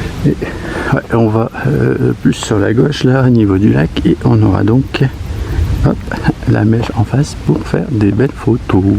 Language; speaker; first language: French; native; French